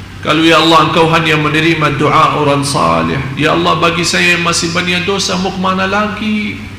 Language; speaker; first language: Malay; non-native, fluent; Arabic